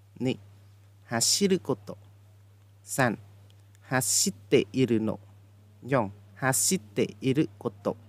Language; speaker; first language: Japanese; non-native, fluent; Khmer